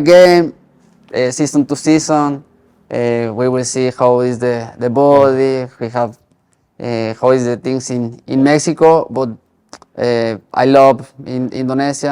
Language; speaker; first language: English; non-native, learner; Spanish